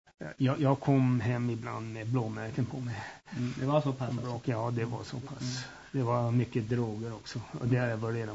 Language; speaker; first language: Swedish; early bilingual, heritage; Swedish